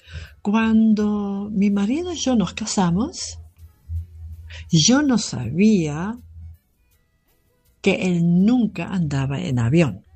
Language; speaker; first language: Spanish; non-native, fluent; German